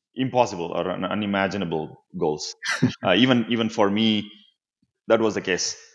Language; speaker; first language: English; non-native, local second language; Tamil